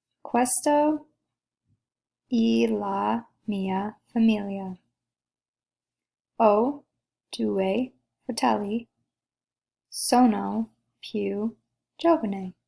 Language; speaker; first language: Italian; non-native, learner; English